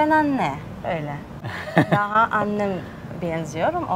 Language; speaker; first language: Turkish; non-native, learner; Russian